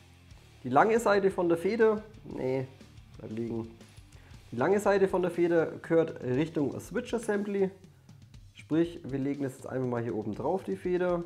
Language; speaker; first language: German; native; German